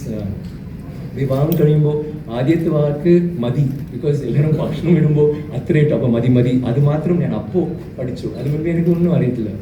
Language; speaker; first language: Malayalam; non-native, fluent; Tamil